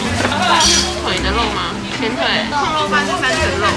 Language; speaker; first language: Chinese; native; Chinese